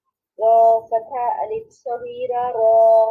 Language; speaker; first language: Arabic; non-native, learner; Bangla